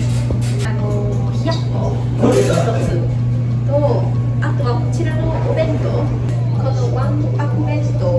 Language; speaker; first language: Japanese; non-native, fluent; Italian